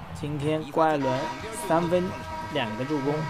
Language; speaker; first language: Chinese; native; Chinese